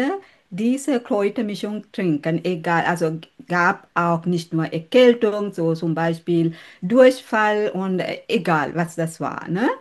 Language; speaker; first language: German; non-native, learner; Sinhala